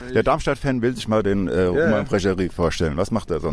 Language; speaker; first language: German; native; German